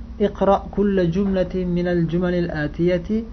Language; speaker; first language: Arabic; non-native, fluent; Uzbek